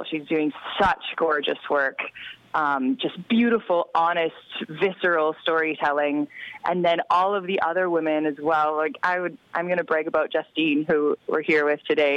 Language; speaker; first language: English; native; English